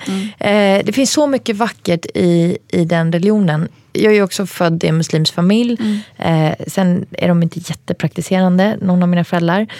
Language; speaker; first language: Swedish; native; Swedish